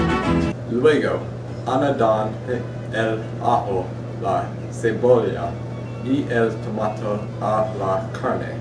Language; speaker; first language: Spanish; non-native, learner; English